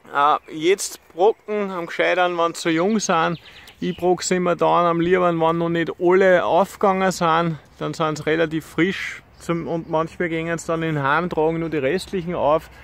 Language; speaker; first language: German; native; German